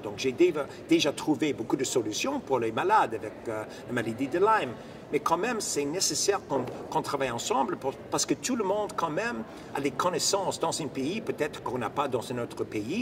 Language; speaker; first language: French; non-native, fluent; English